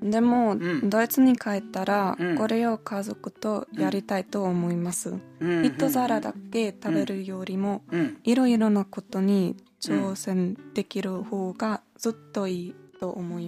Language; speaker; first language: Japanese; non-native, learner; German